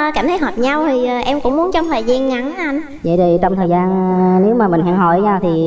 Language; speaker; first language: Vietnamese; native; Vietnamese